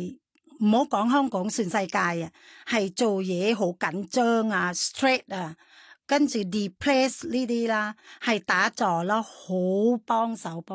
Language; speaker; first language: Chinese; non-native, fluent; Thai